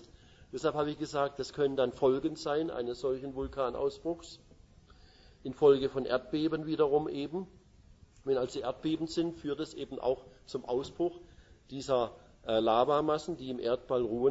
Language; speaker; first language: German; native; German